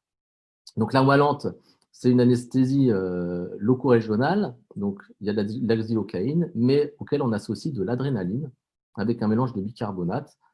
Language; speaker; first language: French; native; French